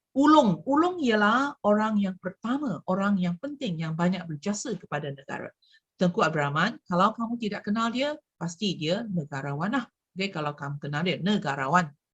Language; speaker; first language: Malay; non-native, local second language; Chinese